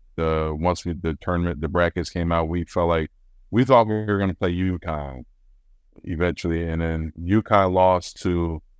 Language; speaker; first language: English; native; English